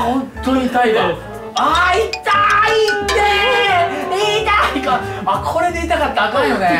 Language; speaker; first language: Japanese; native; Japanese